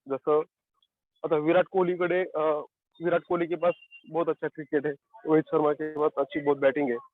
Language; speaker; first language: Hindi; non-native, local second language; Marathi